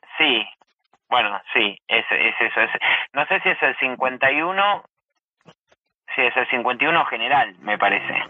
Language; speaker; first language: Spanish; native; Spanish